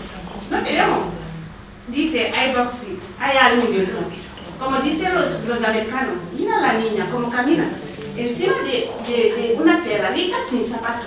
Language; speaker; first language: Spanish; non-native, learner; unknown